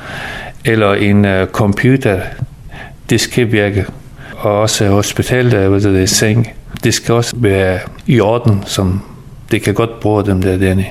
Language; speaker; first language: Danish; early bilingual, other home language; Persian